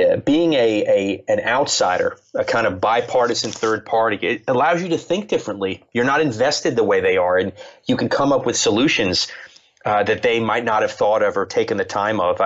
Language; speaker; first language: English; native; English